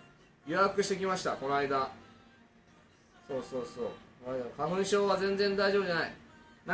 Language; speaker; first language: Japanese; native; Japanese